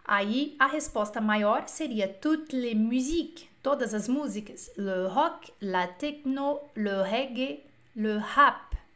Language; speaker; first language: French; non-native, fluent; Portuguese